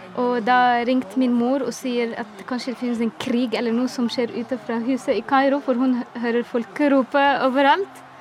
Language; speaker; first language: Norwegian; non-native, fluent; Arabic